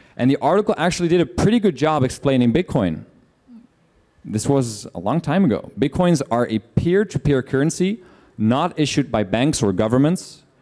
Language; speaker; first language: English; non-native, fluent; Dutch